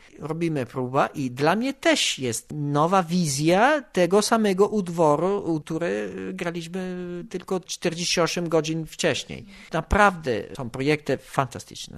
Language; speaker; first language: Polish; non-native, learner; Italian